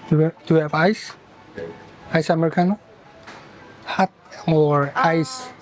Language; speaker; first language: English; non-native, learner; Korean